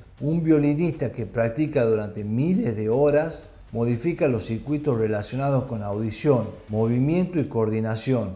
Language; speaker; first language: Spanish; native; Spanish